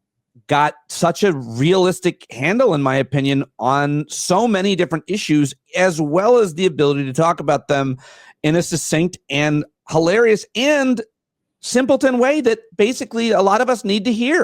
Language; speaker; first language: English; native; English